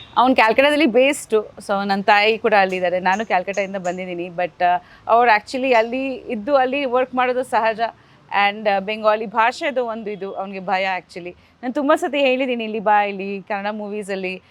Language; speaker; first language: Kannada; non-native, fluent; Bangla